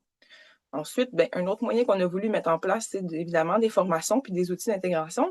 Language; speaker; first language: French; native; French